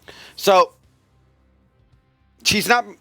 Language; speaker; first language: English; native; English